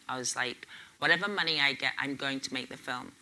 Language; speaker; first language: English; native; English